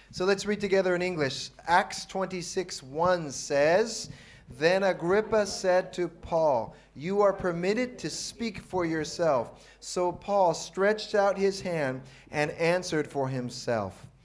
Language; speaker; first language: English; native; English